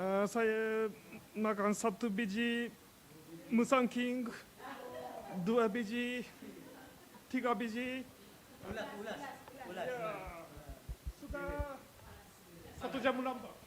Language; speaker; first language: Indonesian; non-native, learner; Japanese